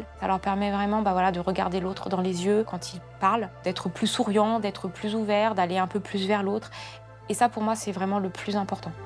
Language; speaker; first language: French; native; French